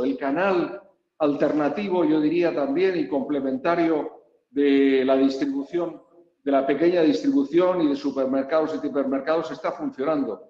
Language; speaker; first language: Spanish; native; Spanish